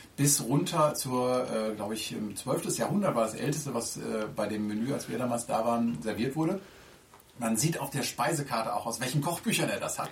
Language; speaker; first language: German; native; German